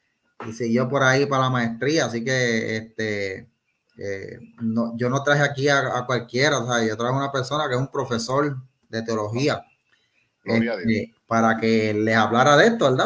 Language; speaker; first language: Spanish; native; Spanish